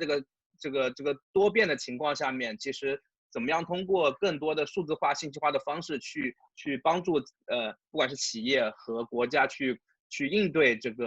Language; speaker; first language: Chinese; native; Chinese